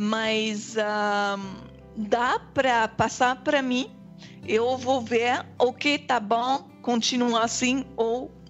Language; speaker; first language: Portuguese; non-native, fluent; French